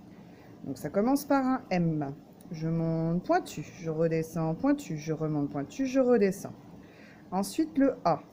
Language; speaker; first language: French; native; French